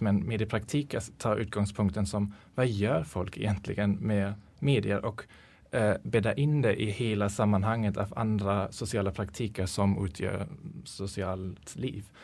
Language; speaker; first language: Swedish; non-native, fluent; German